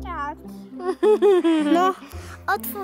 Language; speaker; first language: Polish; native; Polish